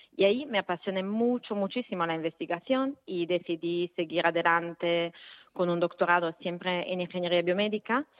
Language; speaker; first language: Spanish; non-native, fluent; Italian